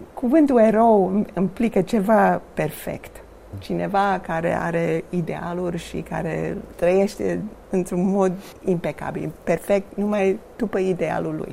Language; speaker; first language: Romanian; non-native, fluent; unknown